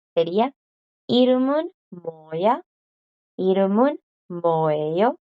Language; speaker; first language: Korean; non-native, fluent; Spanish